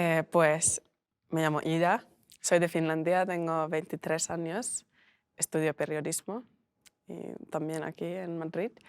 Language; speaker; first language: Spanish; non-native, learner; Finnish